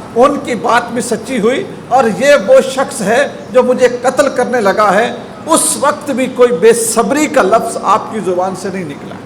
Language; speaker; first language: Urdu; non-native, local second language; Punjabi